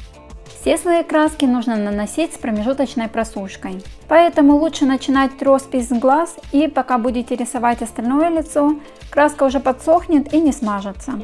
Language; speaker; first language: Russian; native; Russian